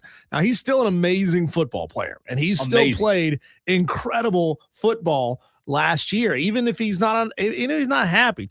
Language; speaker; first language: English; native; English